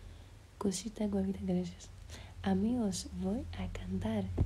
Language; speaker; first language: Spanish; early bilingual, heritage; French